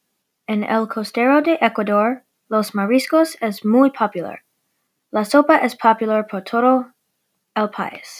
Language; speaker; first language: Spanish; non-native, learner; English